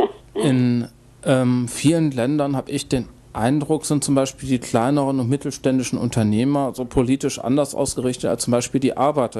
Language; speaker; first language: German; native; German